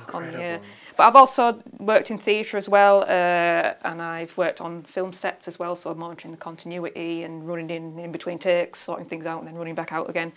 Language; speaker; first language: English; native; English